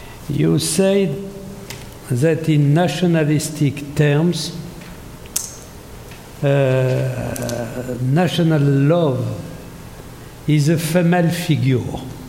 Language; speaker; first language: English; non-native, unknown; French